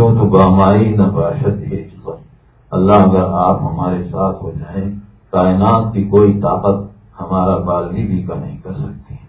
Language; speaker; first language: Urdu; native; Urdu